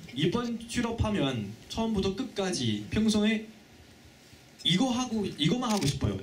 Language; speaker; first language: Korean; non-native, fluent; Chinese